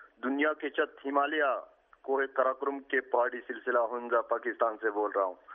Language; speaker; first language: Japanese; non-native, fluent; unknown